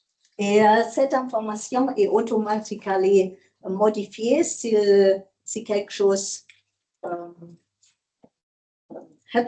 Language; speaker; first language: French; non-native, learner; German